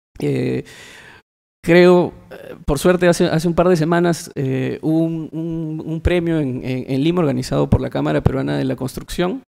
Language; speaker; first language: Spanish; native; Spanish